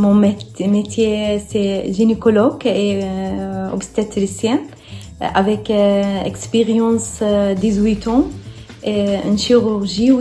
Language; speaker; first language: French; non-native, learner; Arabic